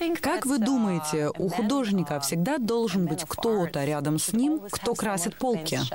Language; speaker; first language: Russian; native; Russian